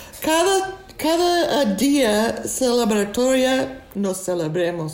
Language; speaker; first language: Spanish; non-native, learner; English